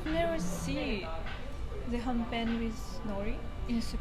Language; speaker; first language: English; non-native, learner; Russian